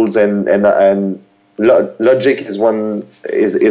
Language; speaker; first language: English; non-native, fluent; French